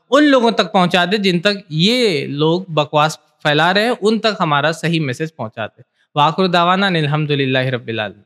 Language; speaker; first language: Hindi; native; Hindi